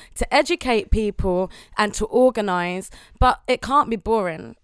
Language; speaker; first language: English; native; English